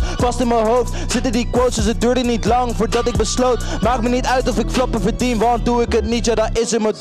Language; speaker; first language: Dutch; native; Dutch